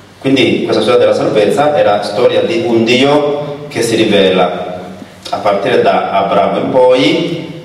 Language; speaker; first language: Italian; non-native, fluent; Rundi